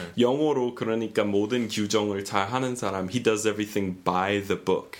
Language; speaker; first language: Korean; non-native, fluent; English